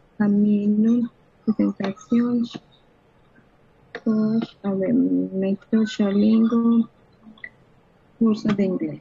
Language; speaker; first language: Spanish; native; Spanish